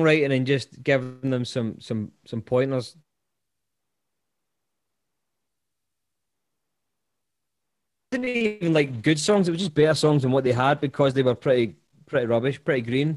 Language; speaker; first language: English; native; English